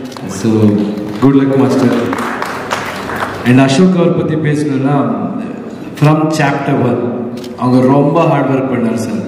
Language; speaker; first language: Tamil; non-native, learner; Kannada